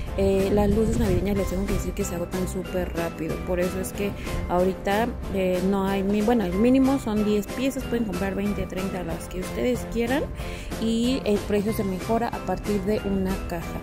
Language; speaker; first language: Spanish; native; Spanish